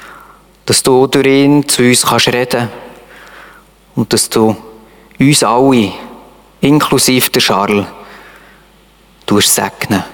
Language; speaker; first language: German; native; German